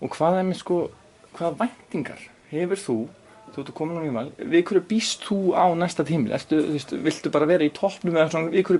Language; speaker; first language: Icelandic; native; Icelandic